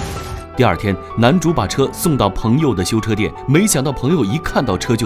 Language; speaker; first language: Chinese; native; Chinese